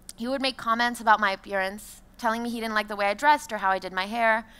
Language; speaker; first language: English; non-native, fluent; French